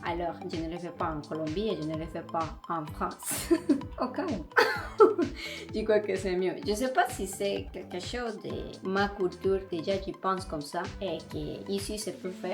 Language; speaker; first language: French; non-native, learner; Spanish